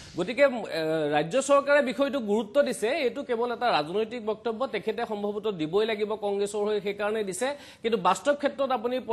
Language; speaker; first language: Assamese; native; Assamese